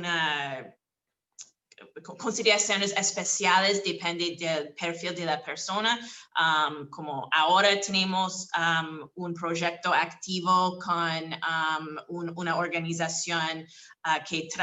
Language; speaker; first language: Spanish; non-native, fluent; English